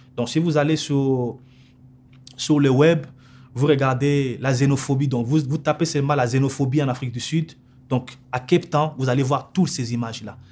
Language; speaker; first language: French; non-native, local second language; Lingala